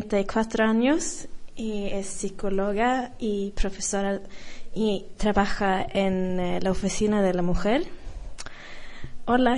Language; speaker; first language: Spanish; non-native, fluent; Swedish